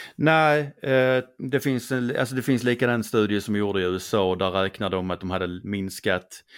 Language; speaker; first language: Swedish; native; Swedish